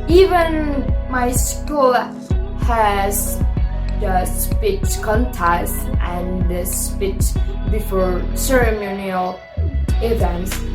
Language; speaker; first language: English; non-native, fluent; Indonesian